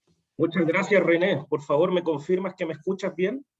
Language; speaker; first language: Spanish; native; Spanish